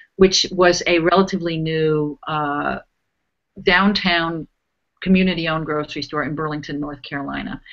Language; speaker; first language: English; native; English